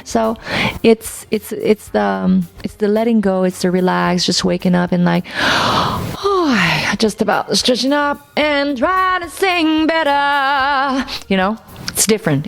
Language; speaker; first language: English; non-native, local second language; French